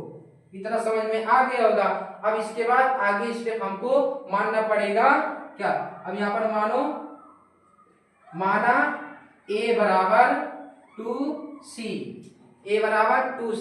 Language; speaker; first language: Hindi; native; Hindi